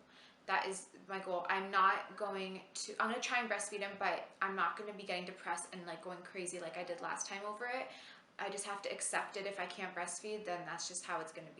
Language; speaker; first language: English; native; English